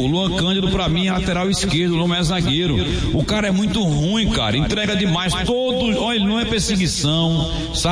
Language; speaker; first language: Portuguese; native; Portuguese